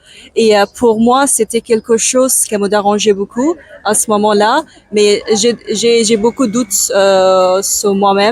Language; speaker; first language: French; non-native, learner; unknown